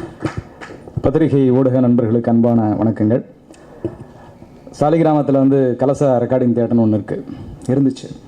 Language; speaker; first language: Tamil; native; Tamil